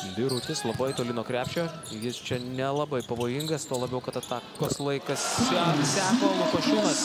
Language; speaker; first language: Lithuanian; native; Lithuanian